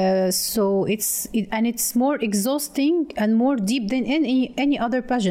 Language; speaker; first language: English; non-native, fluent; Arabic